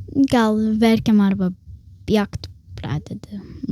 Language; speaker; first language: Lithuanian; early bilingual, heritage; Lithuanian